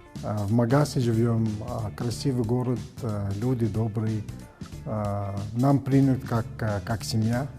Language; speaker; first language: Russian; non-native, learner; Arabic